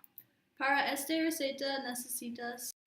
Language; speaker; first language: Spanish; non-native, learner; English